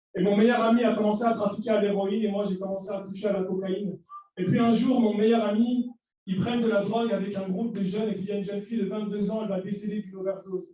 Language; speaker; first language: French; early bilingual, other home language; Arabic